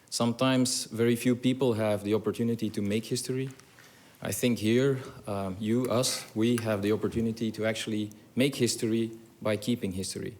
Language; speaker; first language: English; non-native, fluent; Dutch